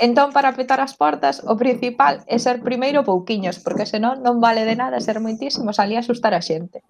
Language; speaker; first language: Galician; non-native, local second language; Spanish